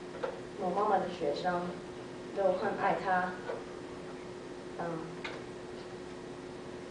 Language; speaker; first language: Chinese; non-native, learner; English